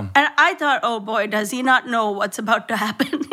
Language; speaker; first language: English; non-native, local second language; Gujarati